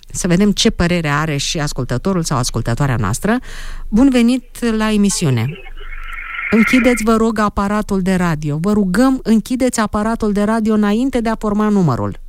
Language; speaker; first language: Romanian; native; Romanian